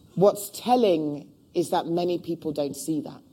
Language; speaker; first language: English; native; English